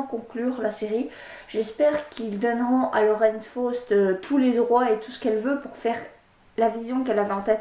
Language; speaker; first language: French; native; French